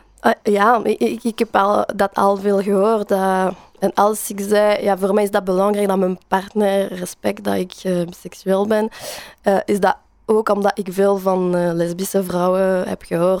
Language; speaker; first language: Dutch; non-native, learner; French